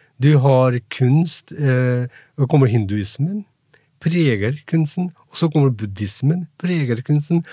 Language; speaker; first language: Norwegian; non-native, fluent; Punjabi